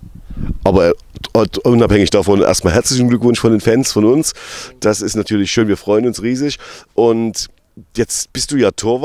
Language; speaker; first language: German; native; German